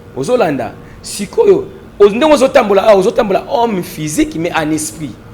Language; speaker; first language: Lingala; non-native, local second language; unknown